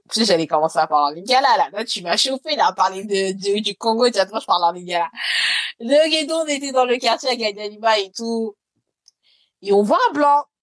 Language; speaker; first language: French; native; French